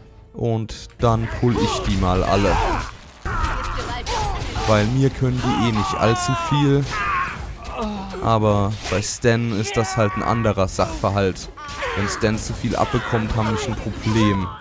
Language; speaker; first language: German; native; German